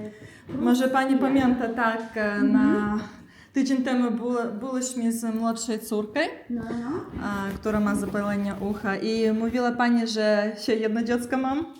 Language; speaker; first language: Polish; non-native, learner; Russian